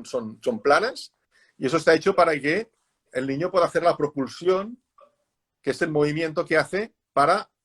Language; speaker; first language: Spanish; native; Spanish